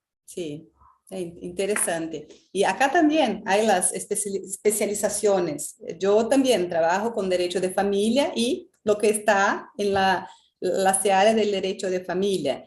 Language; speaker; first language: Spanish; non-native, fluent; Portuguese